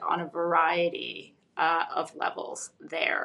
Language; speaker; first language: English; early bilingual, other home language; Russian